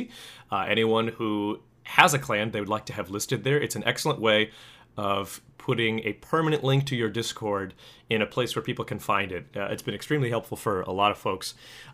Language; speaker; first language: English; native; English